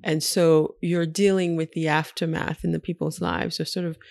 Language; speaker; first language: English; early bilingual, other home language; Haitian Creole